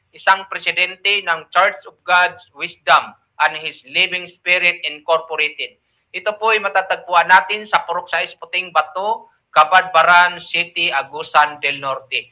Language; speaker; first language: Filipino; non-native, local second language; Cebuano